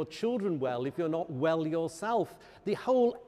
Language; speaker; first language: English; native; English